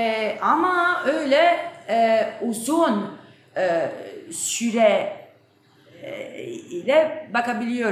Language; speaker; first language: Turkish; non-native, fluent; Italian